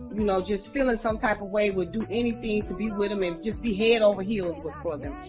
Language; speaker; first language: English; native; English